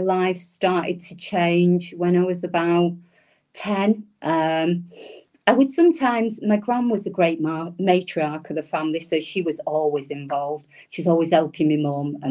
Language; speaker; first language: English; native; English